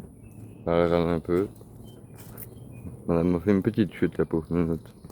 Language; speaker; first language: French; native; French